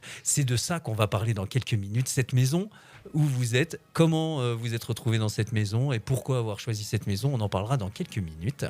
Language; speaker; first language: French; native; French